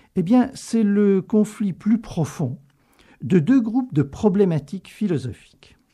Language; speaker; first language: French; native; French